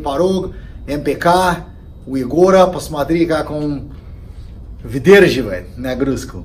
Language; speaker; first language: Russian; non-native, fluent; Portuguese